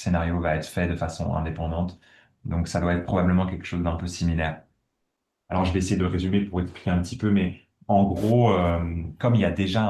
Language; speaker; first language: French; native; French